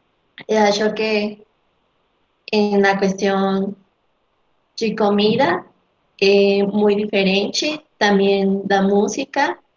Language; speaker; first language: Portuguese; non-native, learner; Spanish